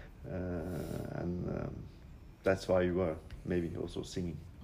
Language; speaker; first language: English; non-native, fluent; Norwegian